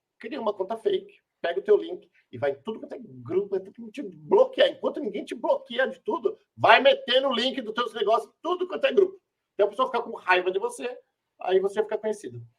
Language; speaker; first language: Portuguese; native; Portuguese